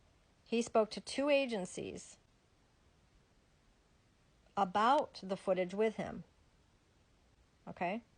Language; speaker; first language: English; native; English